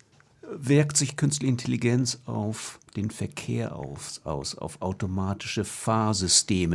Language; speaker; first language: German; native; German